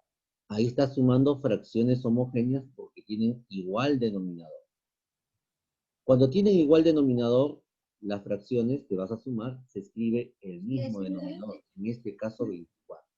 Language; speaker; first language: Spanish; native; Spanish